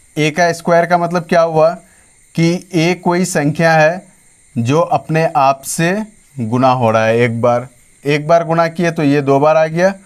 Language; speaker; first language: Hindi; native; Hindi